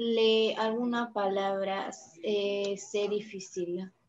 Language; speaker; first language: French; non-native, learner; Spanish